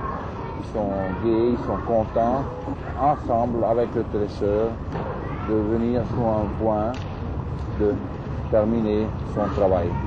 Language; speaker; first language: French; non-native, fluent; German